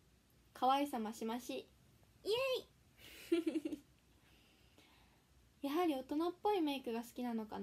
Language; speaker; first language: Japanese; native; Japanese